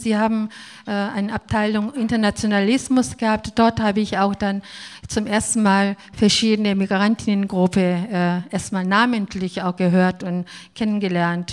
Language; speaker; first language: German; non-native, fluent; Korean